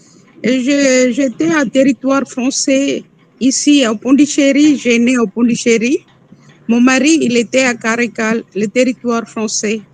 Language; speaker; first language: French; non-native, local second language; Tamil